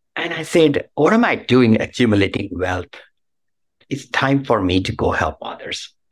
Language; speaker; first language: English; non-native, local second language; Marathi